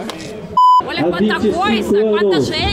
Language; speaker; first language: Portuguese; non-native, fluent; Russian